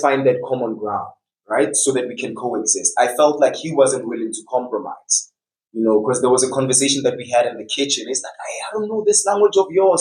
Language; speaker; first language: English; non-native, local second language; Tswana